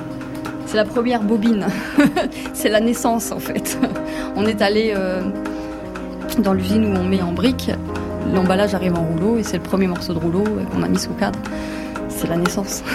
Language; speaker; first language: French; native; French